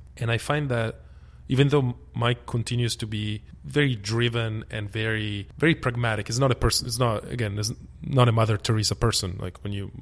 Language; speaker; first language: English; early bilingual, other home language; Italian